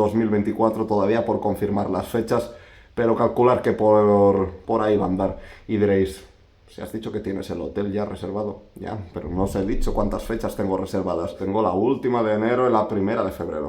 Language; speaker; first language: Spanish; native; Spanish